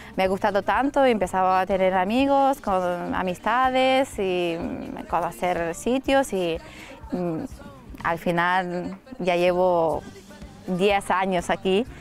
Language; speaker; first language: Spanish; non-native, fluent; Lithuanian